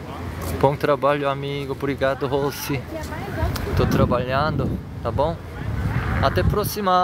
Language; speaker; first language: Portuguese; non-native, learner; Korean